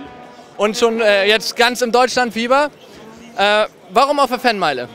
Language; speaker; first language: German; native; German